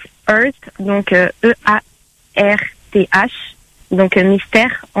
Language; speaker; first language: French; native; French